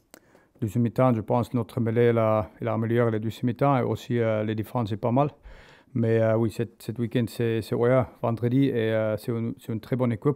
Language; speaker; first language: French; non-native, learner; English